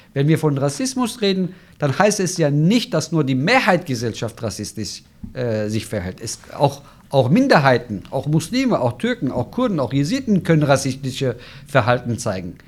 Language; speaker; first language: German; non-native, fluent; Turkish